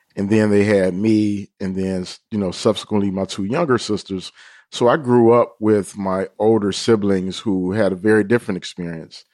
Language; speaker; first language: English; native; English